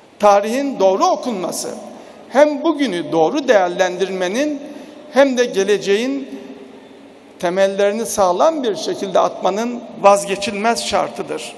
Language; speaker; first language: Turkish; native; Turkish